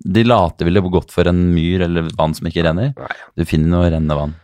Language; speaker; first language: Norwegian; native; Norwegian